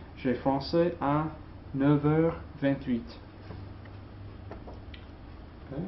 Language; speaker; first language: French; non-native, fluent; English